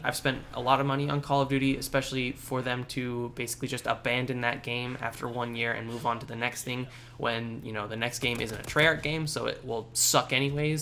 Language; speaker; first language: English; native; English